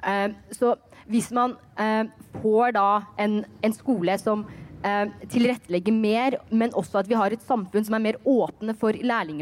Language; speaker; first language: Norwegian; early bilingual, other home language; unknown